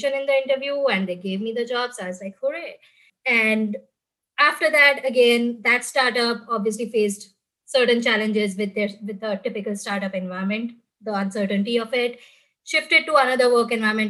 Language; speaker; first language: English; non-native, local second language; Gujarati